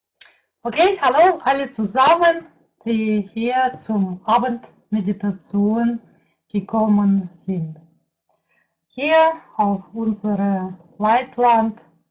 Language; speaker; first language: German; non-native, fluent; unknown